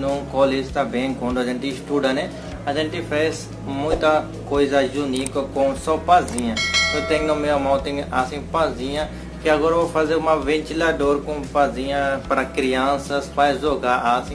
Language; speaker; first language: Portuguese; non-native, learner; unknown